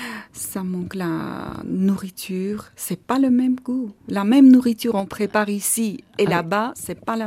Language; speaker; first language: French; non-native, fluent; Armenian